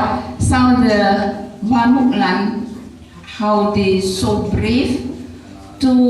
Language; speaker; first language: English; non-native, learner; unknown